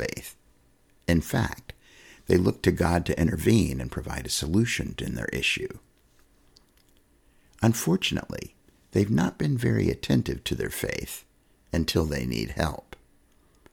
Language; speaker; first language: English; native; English